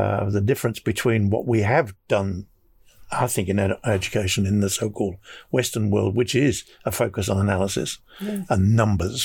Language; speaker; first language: English; native; English